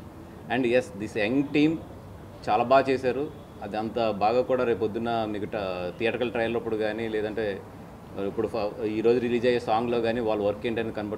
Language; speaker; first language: Telugu; native; Telugu